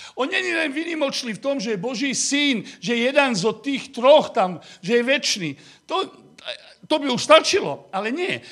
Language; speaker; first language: Slovak; non-native, local second language; Hungarian